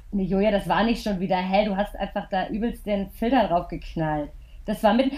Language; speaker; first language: German; native; German